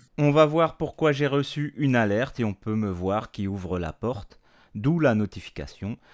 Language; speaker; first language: French; native; French